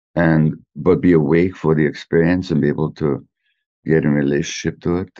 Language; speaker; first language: English; native; English